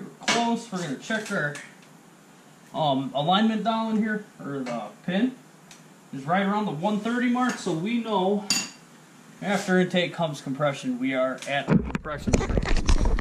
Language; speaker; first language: English; native; English